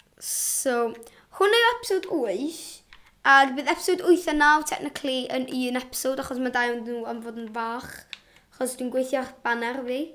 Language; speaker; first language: Welsh; non-native, local second language; English